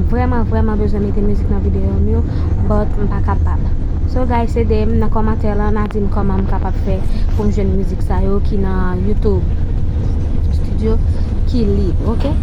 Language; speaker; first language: French; non-native, local second language; Haitian Creole